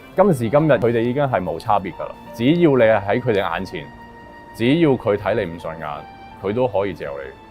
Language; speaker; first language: Cantonese; early bilingual, other home language; Urdu